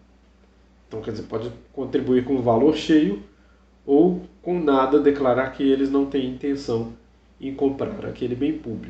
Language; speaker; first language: Portuguese; native; Portuguese